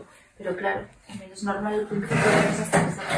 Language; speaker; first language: Spanish; native; Spanish